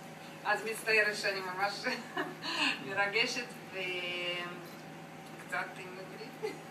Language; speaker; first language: Hebrew; non-native, learner; Russian